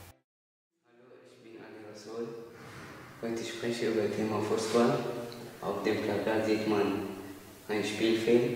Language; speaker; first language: German; non-native, learner; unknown